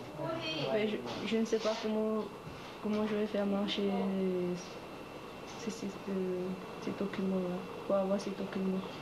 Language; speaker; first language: French; early bilingual, other home language; Chinese